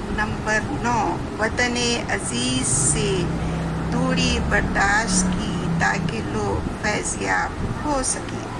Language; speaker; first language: Urdu; native; Urdu